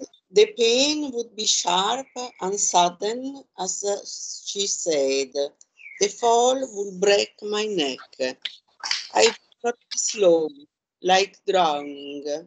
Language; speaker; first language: English; non-native, learner; Italian